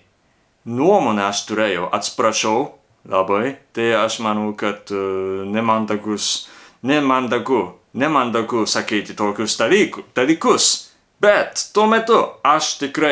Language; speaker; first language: Lithuanian; non-native, learner; Japanese